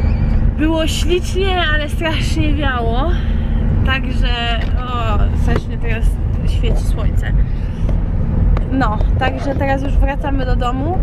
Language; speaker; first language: Polish; native; Polish